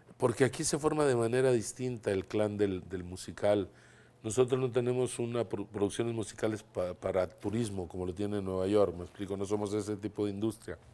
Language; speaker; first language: Spanish; native; Spanish